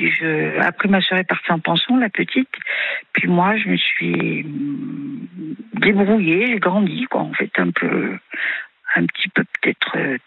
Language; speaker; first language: French; native; French